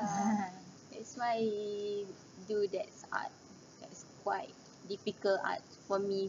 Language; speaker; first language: English; non-native, learner; Malay